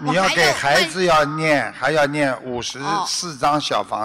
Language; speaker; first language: Chinese; native; Chinese